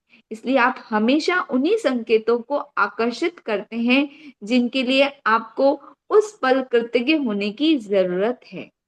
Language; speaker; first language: Hindi; native; Hindi